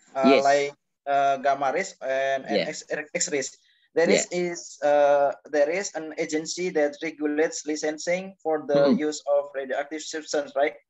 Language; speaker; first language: English; non-native, learner; Indonesian